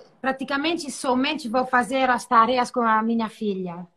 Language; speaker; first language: Portuguese; non-native, learner; Italian